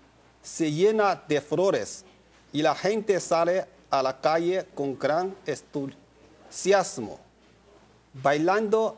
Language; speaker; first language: Spanish; non-native, learner; Chinese